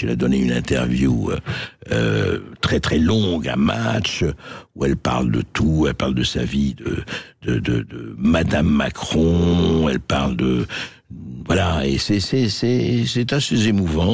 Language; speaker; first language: French; native; French